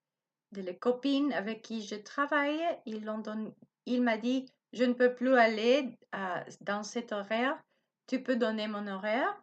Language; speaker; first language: French; non-native, learner; Spanish